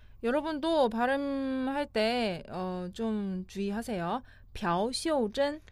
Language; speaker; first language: Korean; non-native, fluent; Chinese